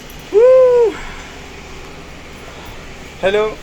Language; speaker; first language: English; non-native, learner; French